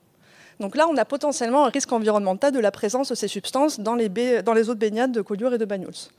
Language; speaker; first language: French; native; French